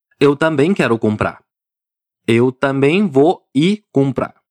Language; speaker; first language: Portuguese; non-native, fluent; Chinese